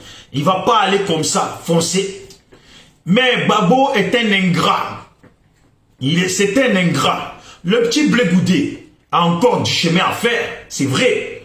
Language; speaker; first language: French; native; French